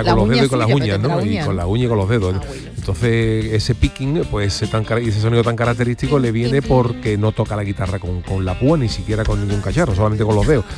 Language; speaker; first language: Spanish; native; Spanish